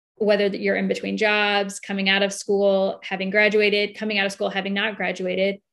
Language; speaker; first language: English; native; English